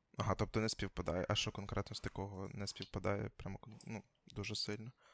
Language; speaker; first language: Ukrainian; native; Ukrainian